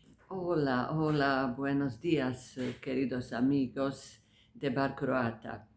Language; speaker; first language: Spanish; non-native, fluent; Croatian